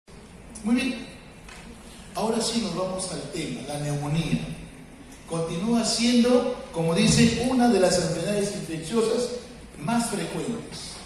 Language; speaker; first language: Spanish; native; Spanish